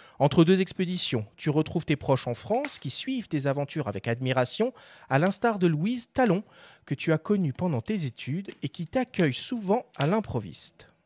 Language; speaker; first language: French; native; French